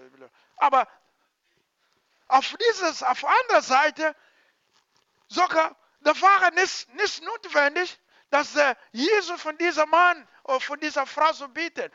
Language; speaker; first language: German; non-native, learner; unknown